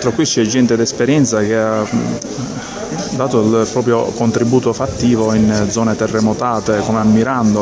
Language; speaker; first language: Italian; native; Italian